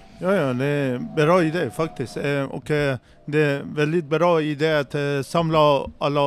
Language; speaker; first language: Swedish; non-native, learner; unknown